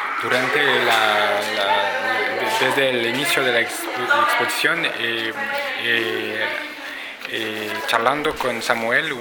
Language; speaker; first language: Spanish; non-native, fluent; French